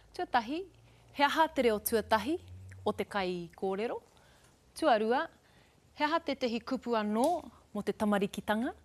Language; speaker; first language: Māori; non-native, local second language; English